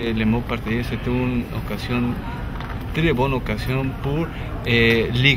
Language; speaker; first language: French; non-native, learner; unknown